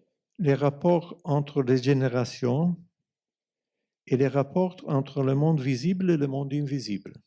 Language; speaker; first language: French; non-native, fluent; Italian